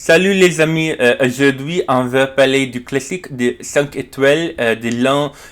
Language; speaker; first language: French; non-native, learner; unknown